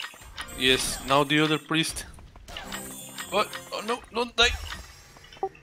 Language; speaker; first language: English; non-native, learner; Turkish